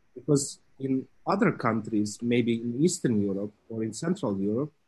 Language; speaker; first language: English; non-native, fluent; Serbian